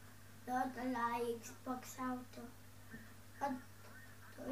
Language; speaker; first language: Polish; early bilingual, heritage; Dutch